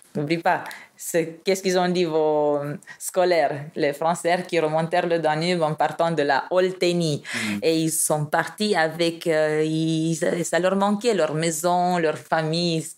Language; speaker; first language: French; non-native, fluent; Romanian